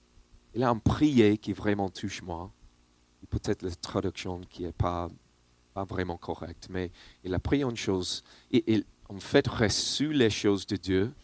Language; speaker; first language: French; non-native, learner; English